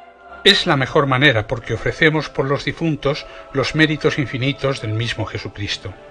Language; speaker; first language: Spanish; native; Spanish